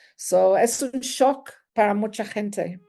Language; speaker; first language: Spanish; non-native, learner; English